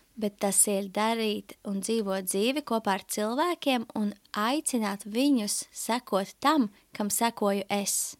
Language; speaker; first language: Latvian; native; Latvian